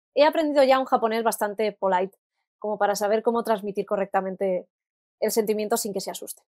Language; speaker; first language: Spanish; native; Spanish